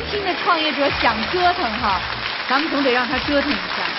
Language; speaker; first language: Chinese; native; Chinese